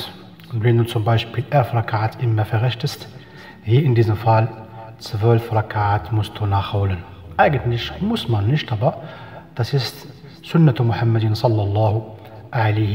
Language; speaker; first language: German; non-native, fluent; Arabic